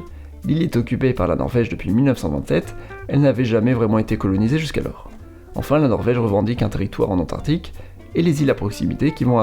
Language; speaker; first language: French; native; French